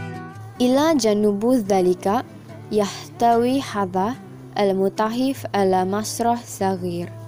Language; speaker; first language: Arabic; non-native, learner; Malay